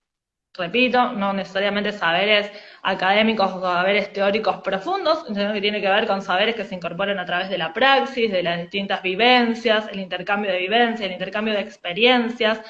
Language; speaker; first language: Spanish; native; Spanish